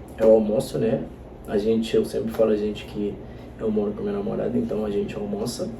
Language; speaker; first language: Portuguese; non-native, fluent; Spanish